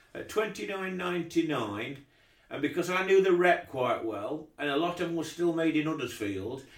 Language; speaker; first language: English; native; English